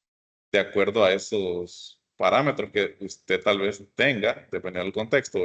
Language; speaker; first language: Spanish; native; Spanish